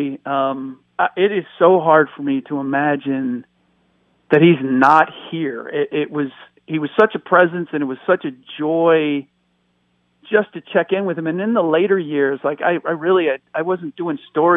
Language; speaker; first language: English; early bilingual, other home language; German